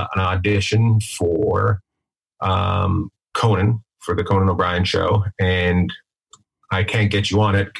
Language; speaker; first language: English; native; English